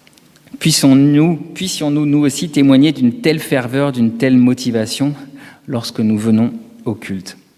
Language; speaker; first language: French; native; French